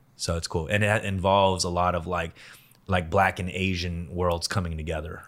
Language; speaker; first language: English; early bilingual, other home language; Korean